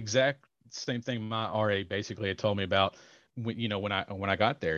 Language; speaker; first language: English; native; English